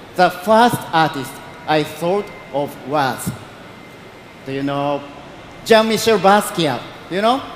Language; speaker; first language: English; non-native, learner; Japanese